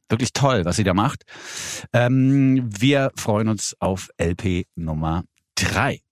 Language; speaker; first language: German; native; German